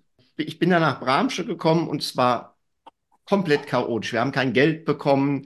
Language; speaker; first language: German; native; German